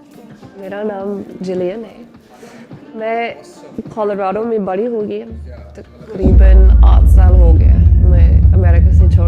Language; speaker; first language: Hindi; non-native, learner; English